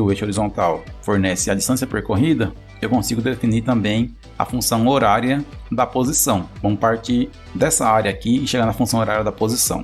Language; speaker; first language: Portuguese; native; Portuguese